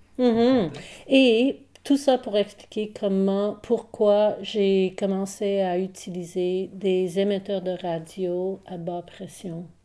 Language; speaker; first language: French; non-native, local second language; English